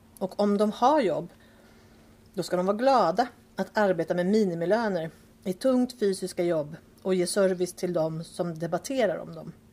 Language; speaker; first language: Swedish; early bilingual, other home language; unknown